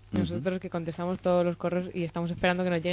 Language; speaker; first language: Spanish; native; Spanish